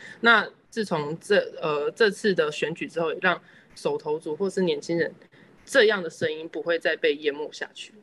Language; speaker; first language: Chinese; native; Chinese